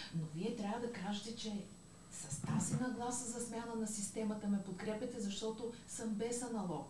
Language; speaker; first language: Bulgarian; native; Bulgarian